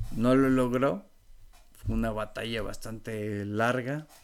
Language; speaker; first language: Spanish; native; Spanish